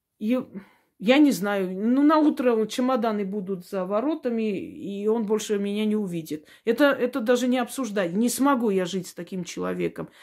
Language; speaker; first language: Russian; non-native, local second language; Armenian